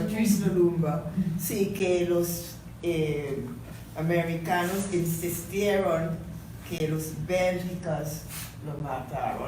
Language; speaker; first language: Spanish; non-native, fluent; English